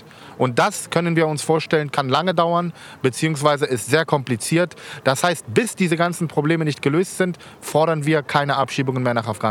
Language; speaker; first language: German; early bilingual, other home language; Persian